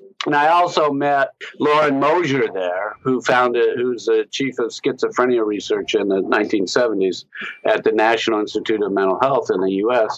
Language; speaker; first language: English; native; English